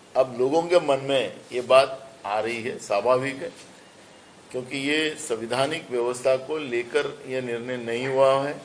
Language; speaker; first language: Hindi; non-native, local second language; Marathi